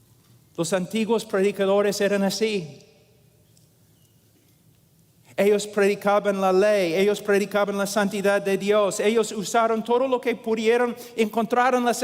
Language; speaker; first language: Spanish; non-native, fluent; English